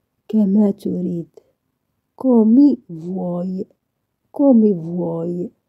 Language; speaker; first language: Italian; non-native, fluent; Arabic